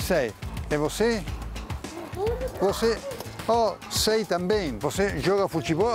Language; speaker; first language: Portuguese; non-native, fluent; Spanish